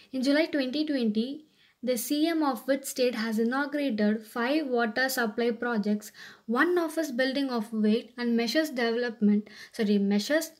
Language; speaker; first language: English; non-native, local second language; Tamil